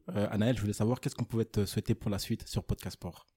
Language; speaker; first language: French; non-native, fluent; Portuguese